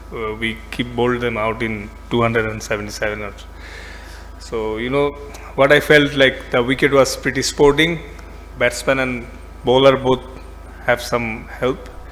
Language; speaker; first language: English; non-native, local second language; Bangla